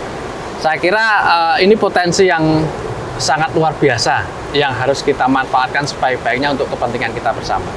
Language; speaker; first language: Indonesian; native; Indonesian